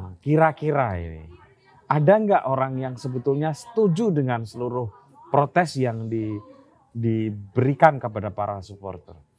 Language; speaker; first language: Indonesian; non-native, local second language; Javanese